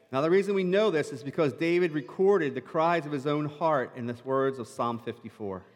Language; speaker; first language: English; native; English